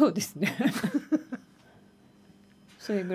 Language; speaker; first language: Japanese; native; Japanese